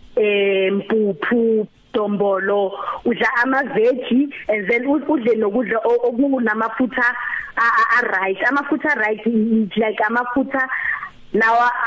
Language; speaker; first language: Zulu; native; Zulu